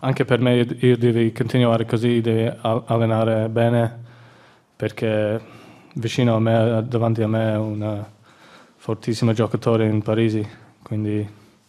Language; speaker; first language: Italian; non-native, learner; English